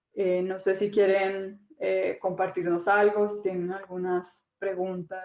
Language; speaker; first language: Spanish; native; Spanish